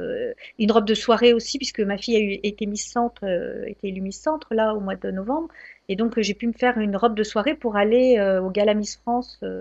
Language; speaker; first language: French; native; French